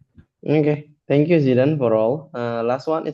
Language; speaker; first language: English; non-native, fluent; Indonesian